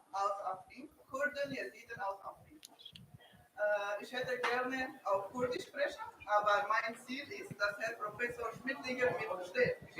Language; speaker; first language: German; non-native, learner; Kurdish